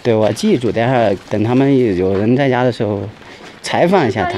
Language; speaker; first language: Chinese; native; Chinese